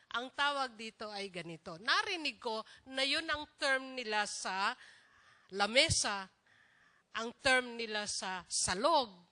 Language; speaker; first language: Filipino; non-native, local second language; Bikol